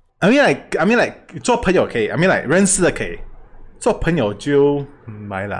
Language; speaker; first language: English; non-native, local second language; Chinese